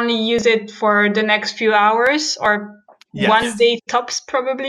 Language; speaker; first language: English; non-native, fluent; French